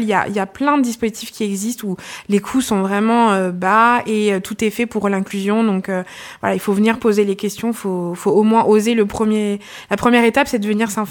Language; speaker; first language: French; native; French